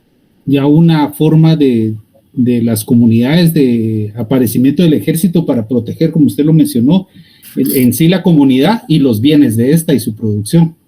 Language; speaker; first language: Spanish; native; Spanish